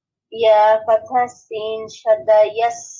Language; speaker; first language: Arabic; non-native, learner; Bangla